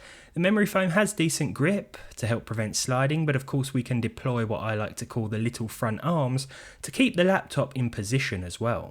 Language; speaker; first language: English; native; English